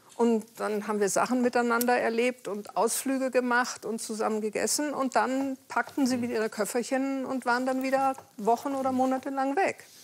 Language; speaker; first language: German; early bilingual, heritage; Italian